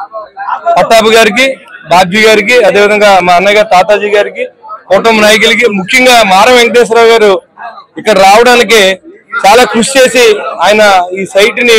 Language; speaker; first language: Telugu; native; Telugu